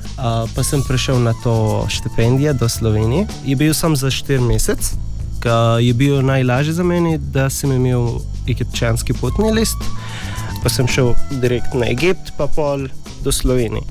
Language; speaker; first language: Slovenian; non-native, learner; Arabic